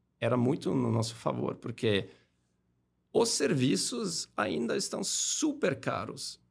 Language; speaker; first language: Portuguese; non-native, fluent; German